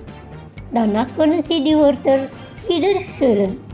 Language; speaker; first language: German; non-native, fluent; Indonesian